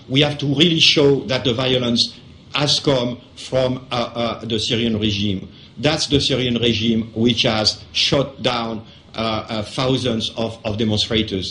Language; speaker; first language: English; non-native, fluent; French